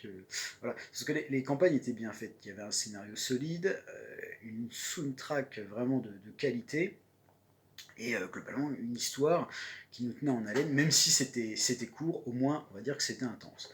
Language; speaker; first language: French; native; French